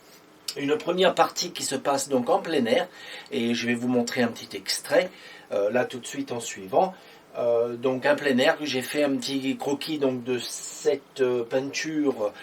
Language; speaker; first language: French; native; French